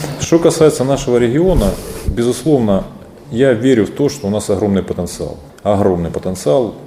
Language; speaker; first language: Russian; native; Russian